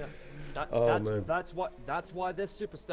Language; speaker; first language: English; native; English